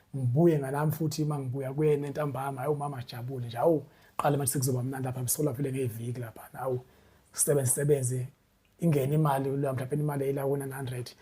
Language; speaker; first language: Zulu; native; Zulu